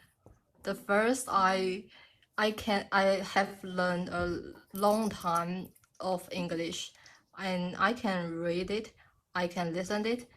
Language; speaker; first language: English; non-native, learner; Chinese